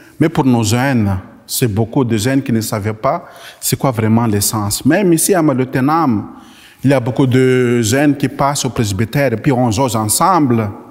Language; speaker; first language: French; non-native, local second language; Malagasy